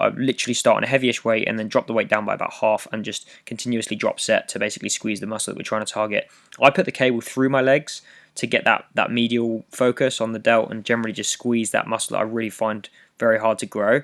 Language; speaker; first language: English; native; English